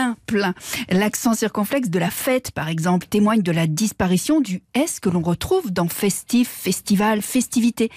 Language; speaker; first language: French; native; French